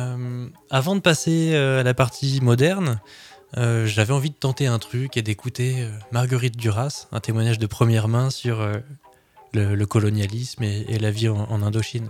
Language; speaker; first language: French; native; French